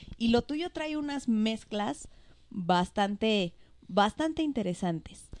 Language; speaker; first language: Spanish; native; Spanish